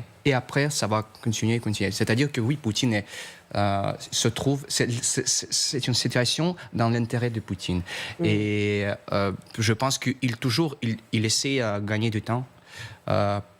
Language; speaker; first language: French; non-native, fluent; Russian